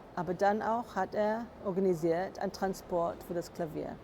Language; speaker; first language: German; non-native, fluent; English